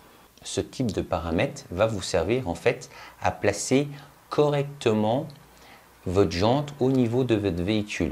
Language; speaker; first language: French; native; French